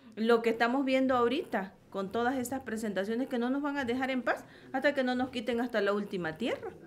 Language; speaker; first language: Spanish; native; Spanish